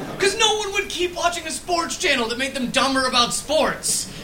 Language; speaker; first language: English; native; English